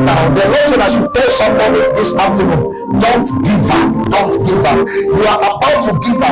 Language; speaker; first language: English; non-native, local second language; Ewe